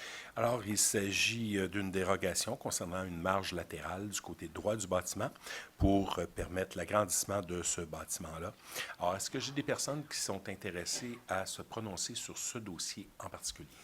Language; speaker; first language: French; native; French